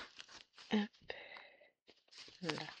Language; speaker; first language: French; native; French